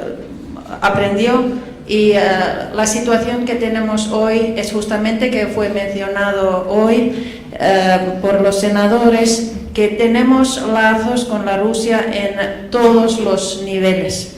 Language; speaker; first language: Spanish; non-native, fluent; Finnish